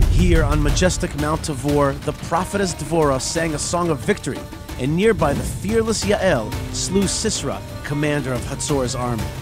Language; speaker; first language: English; native; English